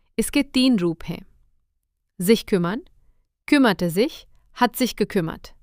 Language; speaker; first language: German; non-native, fluent; Hindi